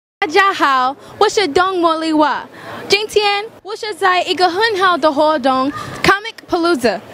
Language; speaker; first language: Chinese; non-native, learner; English